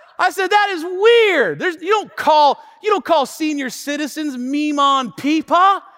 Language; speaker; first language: English; native; English